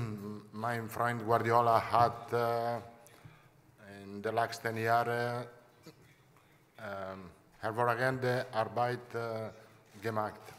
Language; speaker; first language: German; non-native, learner; Italian